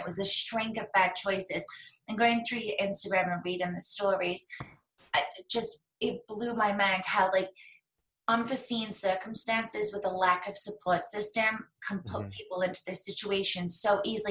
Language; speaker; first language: English; native; English